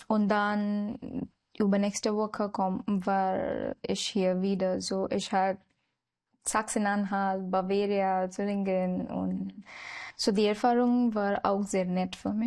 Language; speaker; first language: German; non-native, learner; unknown